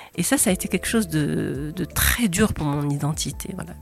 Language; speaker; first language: French; non-native, local second language; Arabic